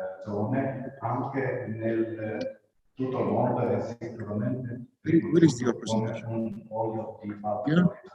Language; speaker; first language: Italian; non-native, local second language; Croatian